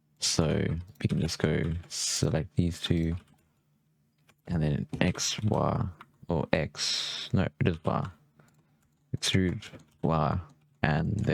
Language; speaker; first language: English; native; English